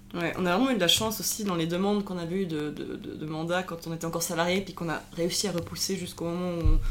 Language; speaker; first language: French; native; French